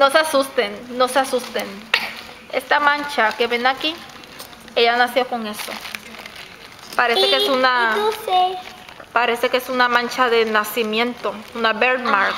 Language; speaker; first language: Spanish; native; Spanish